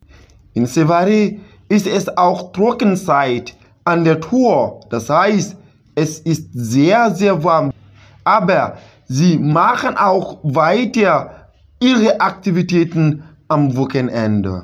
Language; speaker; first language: German; non-native, fluent; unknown